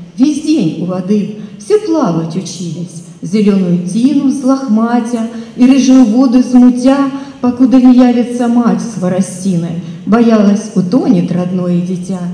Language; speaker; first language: Ukrainian; native; Ukrainian